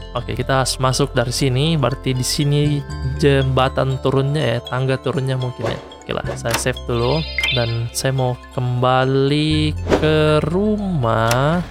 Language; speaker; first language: Indonesian; native; Indonesian